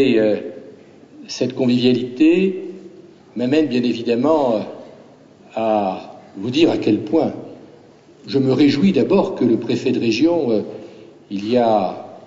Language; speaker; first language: French; native; French